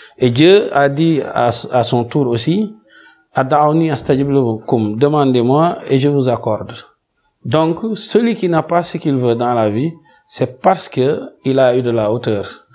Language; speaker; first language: French; non-native, local second language; Wolof